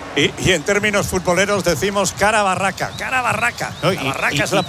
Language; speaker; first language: Spanish; native; Spanish